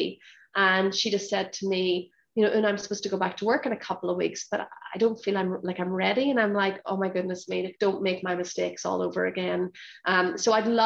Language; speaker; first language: English; native; English